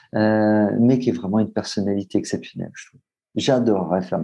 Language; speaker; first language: French; native; French